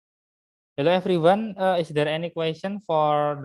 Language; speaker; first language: English; non-native, fluent; Indonesian